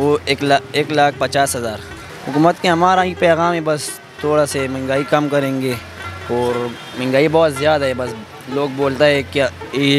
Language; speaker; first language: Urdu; non-native, local second language; Pashto